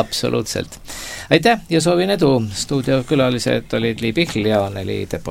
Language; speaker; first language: Estonian; native; Estonian